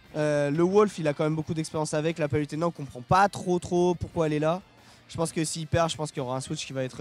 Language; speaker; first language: French; native; French